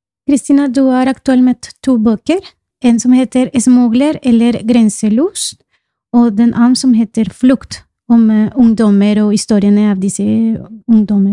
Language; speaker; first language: Norwegian; non-native, fluent; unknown